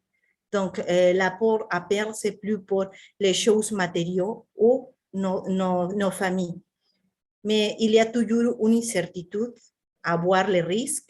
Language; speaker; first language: French; non-native, fluent; Spanish